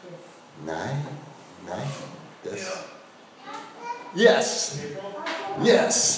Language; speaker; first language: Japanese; non-native, learner; English